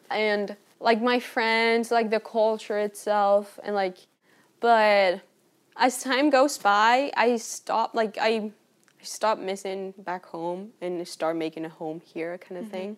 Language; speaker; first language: English; non-native, fluent; Spanish